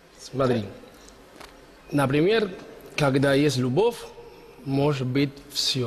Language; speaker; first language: Russian; non-native, learner; Spanish